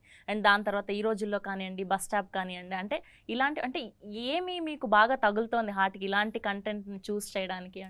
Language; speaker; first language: Telugu; native; Telugu